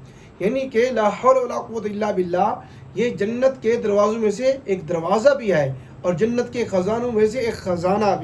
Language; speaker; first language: Urdu; native; Urdu